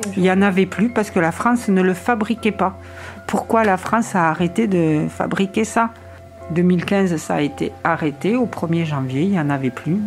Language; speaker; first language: French; native; French